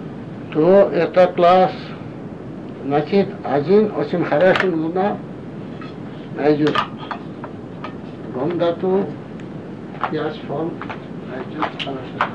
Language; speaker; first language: Russian; non-native, learner; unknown